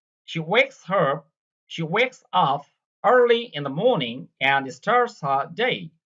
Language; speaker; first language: English; non-native, local second language; Bangla